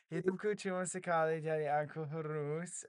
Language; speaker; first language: Indonesian; non-native, learner; English